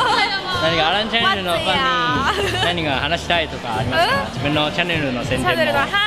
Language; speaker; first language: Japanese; non-native, learner; Chinese